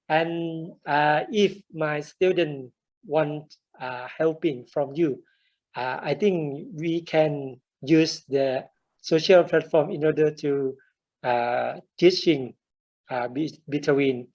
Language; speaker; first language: English; non-native, learner; Thai